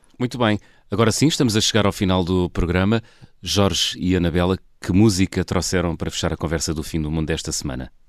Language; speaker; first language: Portuguese; native; Portuguese